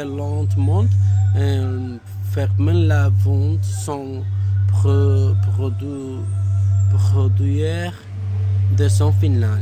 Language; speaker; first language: French; non-native, learner; Spanish